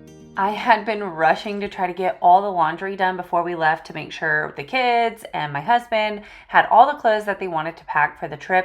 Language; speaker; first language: English; native; English